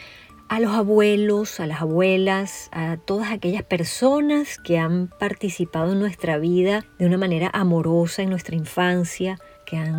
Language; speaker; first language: Spanish; native; Spanish